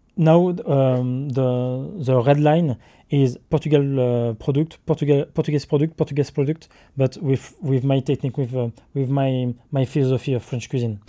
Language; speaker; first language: English; non-native, learner; French